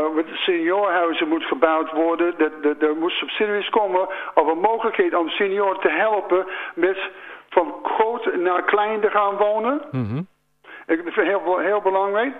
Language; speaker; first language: Dutch; non-native, fluent; English